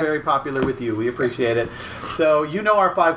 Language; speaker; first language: English; native; English